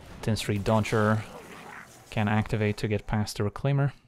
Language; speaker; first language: English; native; English